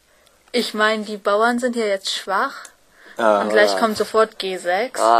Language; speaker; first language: German; native; German